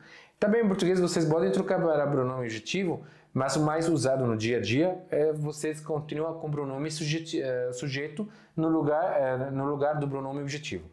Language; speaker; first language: Portuguese; non-native, fluent; Arabic